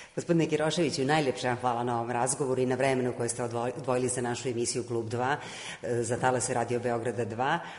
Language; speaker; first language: Croatian; native; Croatian